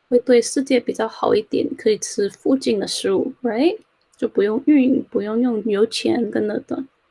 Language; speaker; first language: Chinese; early bilingual, heritage; Chinese